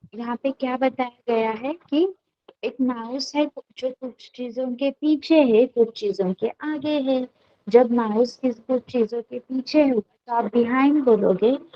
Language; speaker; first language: Hindi; non-native, local second language; Marathi